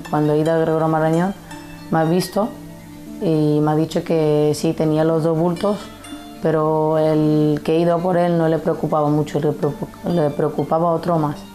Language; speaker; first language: Spanish; early bilingual, other home language; Arabic